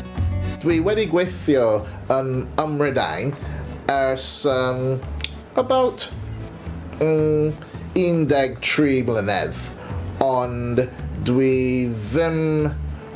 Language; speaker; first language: Welsh; non-native, learner; English